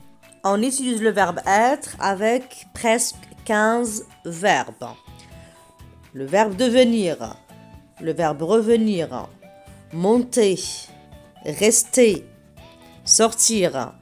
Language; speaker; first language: French; non-native, local second language; Arabic